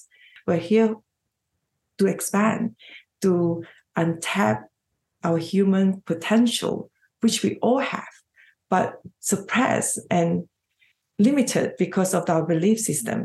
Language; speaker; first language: English; non-native, local second language; Cantonese